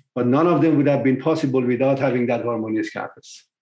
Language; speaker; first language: English; non-native, fluent; Persian